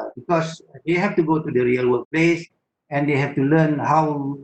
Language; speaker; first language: English; non-native, local second language; Malay